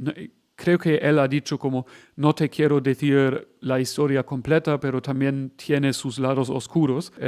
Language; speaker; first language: Spanish; non-native, fluent; German